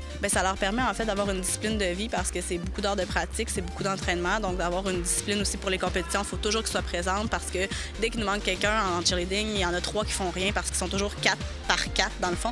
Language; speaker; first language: French; native; French